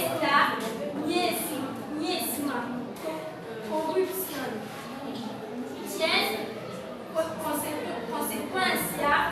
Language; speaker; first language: Spanish; non-native, learner; French